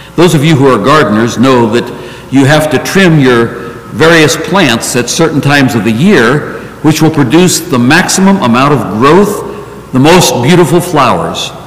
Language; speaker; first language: English; native; English